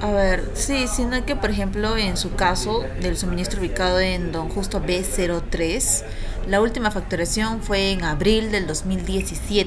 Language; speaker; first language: Spanish; native; Spanish